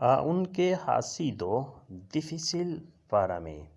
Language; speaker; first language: Spanish; non-native, fluent; Urdu